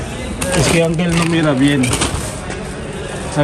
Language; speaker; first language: Spanish; non-native, learner; Filipino